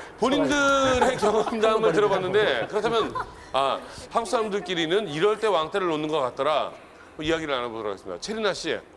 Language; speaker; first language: Korean; native; Korean